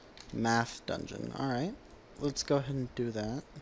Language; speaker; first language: English; native; English